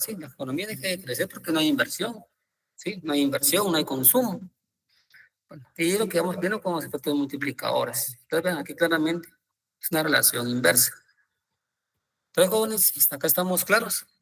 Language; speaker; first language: Spanish; native; Spanish